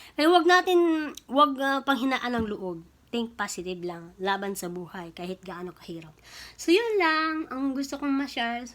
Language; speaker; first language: Filipino; non-native, local second language; Cebuano